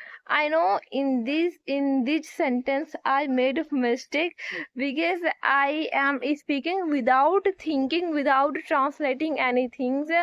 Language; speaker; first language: English; non-native, learner; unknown